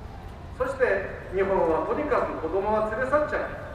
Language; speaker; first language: Japanese; native; Japanese